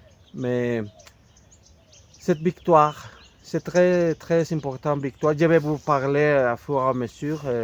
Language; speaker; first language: French; non-native, fluent; Spanish